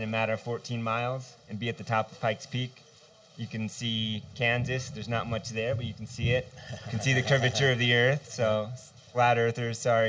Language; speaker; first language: English; native; English